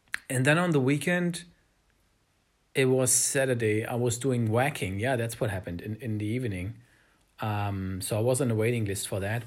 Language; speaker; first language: English; non-native, fluent; German